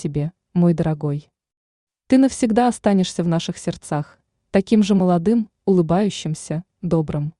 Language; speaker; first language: Russian; native; Russian